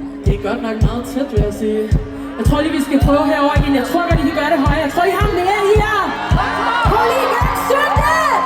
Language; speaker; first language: Danish; native; Danish